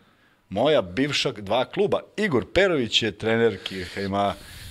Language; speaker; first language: Serbian; native; Serbian